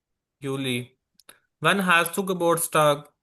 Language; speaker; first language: German; non-native, learner; Urdu